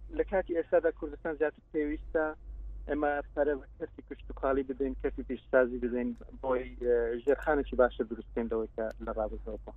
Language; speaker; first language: Central Kurdish; non-native, local second language; Kurdish